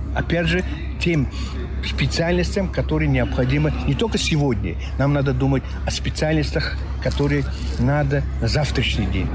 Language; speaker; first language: Russian; non-native, local second language; Tajik